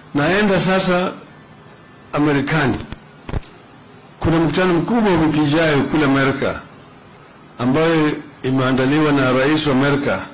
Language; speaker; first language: Swahili; non-native, local second language; Luo (Kenya and Tanzania)